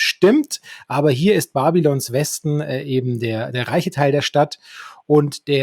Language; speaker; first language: German; native; German